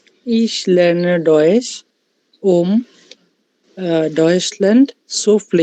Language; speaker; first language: German; non-native, learner; Bangla